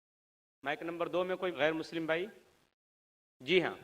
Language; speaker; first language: Hindi; native; Hindi